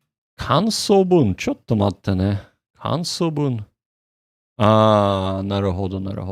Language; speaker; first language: Japanese; non-native, learner; English